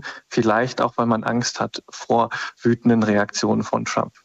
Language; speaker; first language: German; native; German